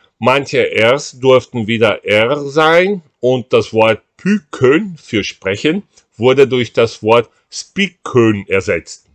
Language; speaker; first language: German; non-native, fluent; Portuguese